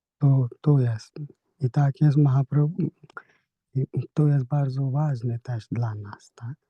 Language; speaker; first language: Polish; non-native, learner; Hindi